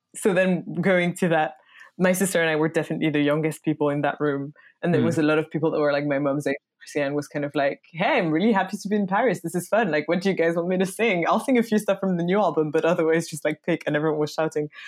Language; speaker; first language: English; non-native, fluent; French